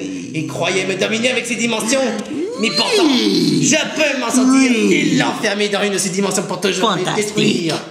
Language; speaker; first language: French; native; French